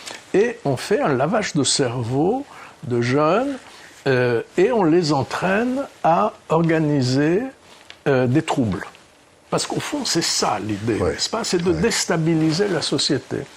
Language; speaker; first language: French; early bilingual, other home language; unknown